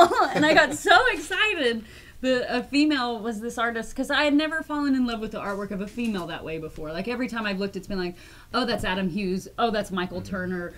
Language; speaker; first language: English; native; English